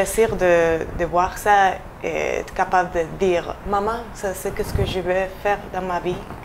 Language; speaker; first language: French; non-native, fluent; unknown